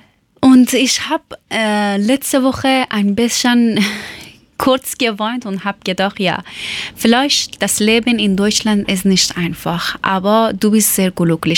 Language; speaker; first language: German; non-native, learner; Persian